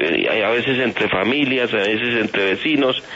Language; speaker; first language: Spanish; native; Spanish